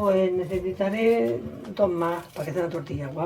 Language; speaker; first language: Spanish; native; Spanish